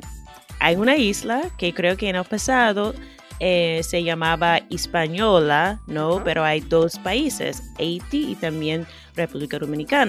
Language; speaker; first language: Spanish; non-native, fluent; English